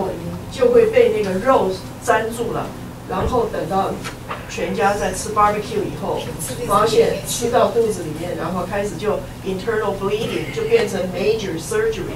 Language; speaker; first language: Chinese; native; Chinese